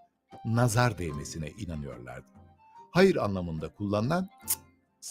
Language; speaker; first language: Turkish; native; Turkish